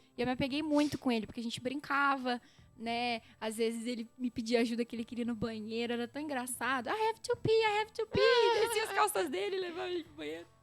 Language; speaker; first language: Portuguese; native; Portuguese